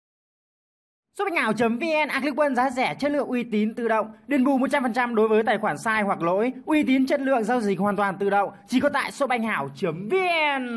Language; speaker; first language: Vietnamese; native; Vietnamese